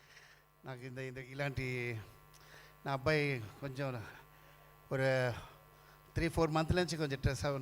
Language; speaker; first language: Telugu; non-native, fluent; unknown